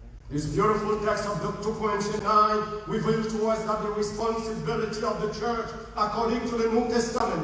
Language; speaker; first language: English; non-native, fluent; Haitian Creole